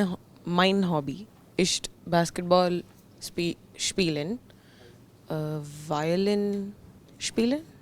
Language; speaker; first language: German; non-native, learner; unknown